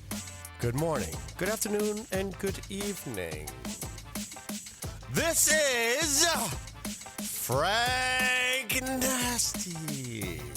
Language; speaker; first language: English; native; English